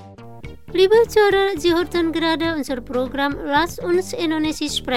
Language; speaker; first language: German; non-native, fluent; Indonesian